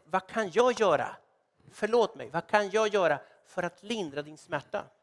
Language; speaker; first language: Swedish; non-native, fluent; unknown